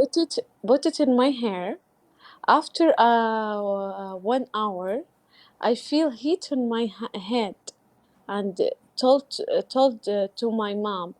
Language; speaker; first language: English; non-native, learner; Arabic